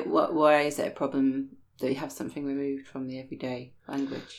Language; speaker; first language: English; native; English